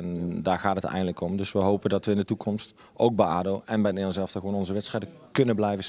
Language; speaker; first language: Dutch; native; Dutch